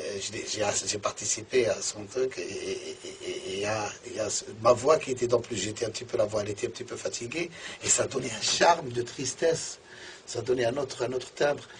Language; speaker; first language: French; non-native, local second language; Arabic